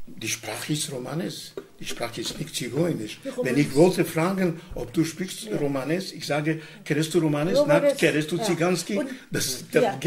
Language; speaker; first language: German; non-native, learner; Romany